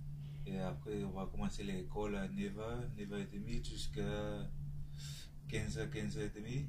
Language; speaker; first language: French; non-native, learner; Tongan